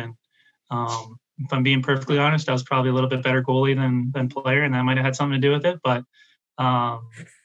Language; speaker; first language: English; native; English